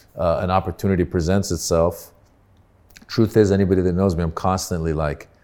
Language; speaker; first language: English; early bilingual, other home language; Persian